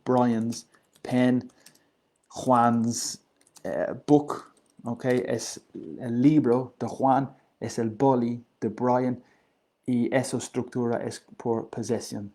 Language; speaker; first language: Spanish; non-native, learner; English